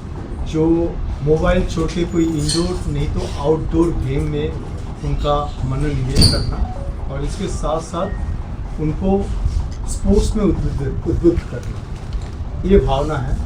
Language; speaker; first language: Hindi; non-native, local second language; Bangla